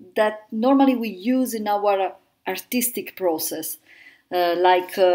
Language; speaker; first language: English; non-native, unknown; Italian